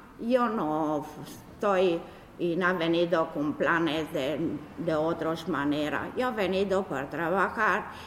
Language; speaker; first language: Spanish; non-native, learner; Romanian